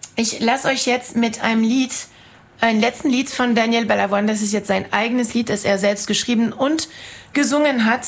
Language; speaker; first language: German; non-native, fluent; French